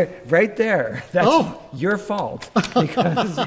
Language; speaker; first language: English; native; English